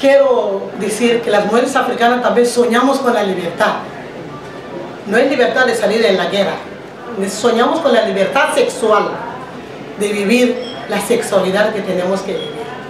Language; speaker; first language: Spanish; non-native, fluent; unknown